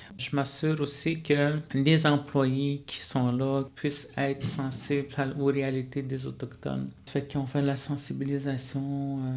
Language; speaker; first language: French; non-native, local second language; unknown